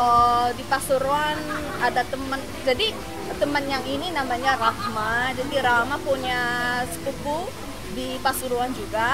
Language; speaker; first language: Indonesian; non-native, fluent; Korean